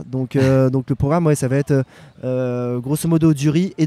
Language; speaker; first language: French; native; French